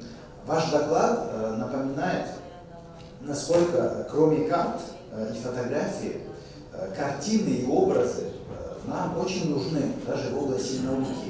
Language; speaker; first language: Russian; non-native, fluent; French